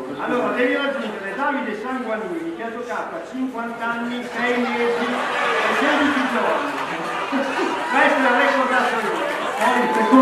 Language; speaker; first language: Italian; native; Italian